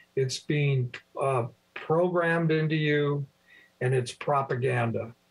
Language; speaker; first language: English; native; English